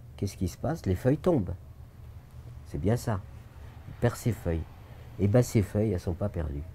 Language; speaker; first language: French; non-native, local second language; Arabic